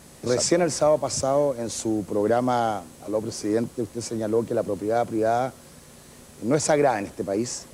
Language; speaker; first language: Spanish; native; Spanish